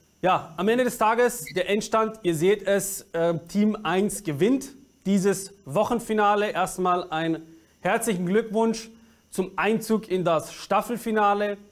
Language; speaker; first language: German; native; German